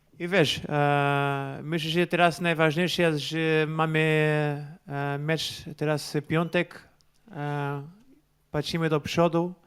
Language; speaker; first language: Polish; non-native, learner; Portuguese